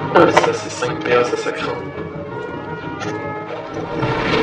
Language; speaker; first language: French; native; French